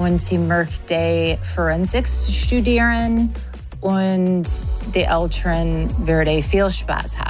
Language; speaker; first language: German; non-native, learner; English